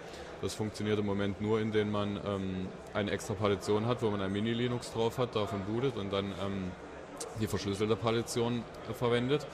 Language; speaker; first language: German; native; German